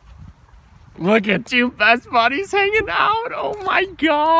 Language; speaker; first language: English; native; English